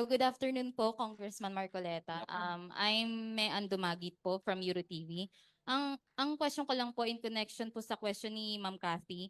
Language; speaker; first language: Filipino; native; Filipino